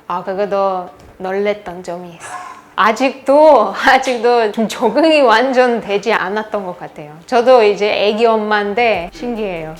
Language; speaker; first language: Korean; non-native, fluent; Russian